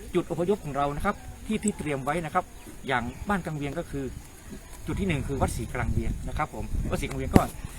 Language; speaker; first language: Thai; native; Thai